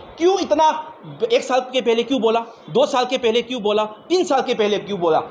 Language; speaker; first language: Hindi; non-native, local second language; Manipuri